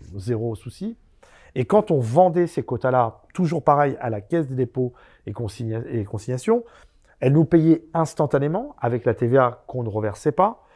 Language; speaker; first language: French; native; French